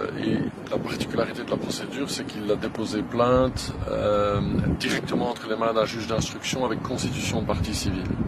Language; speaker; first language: French; native; French